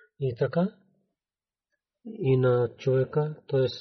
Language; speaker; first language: Bulgarian; non-native, learner; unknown